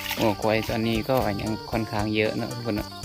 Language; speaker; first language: Thai; non-native, local second language; Northeastern Thai